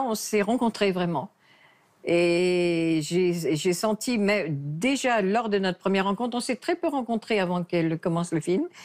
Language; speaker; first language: French; native; French